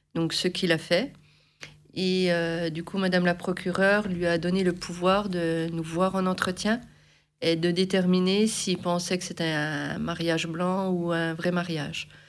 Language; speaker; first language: French; native; French